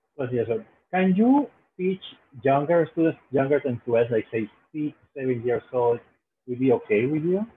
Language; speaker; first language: English; non-native, fluent; Spanish